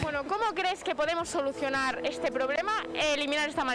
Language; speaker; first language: Galician; native; Galician